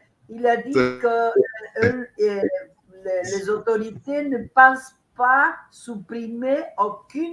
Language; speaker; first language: French; non-native, learner; Spanish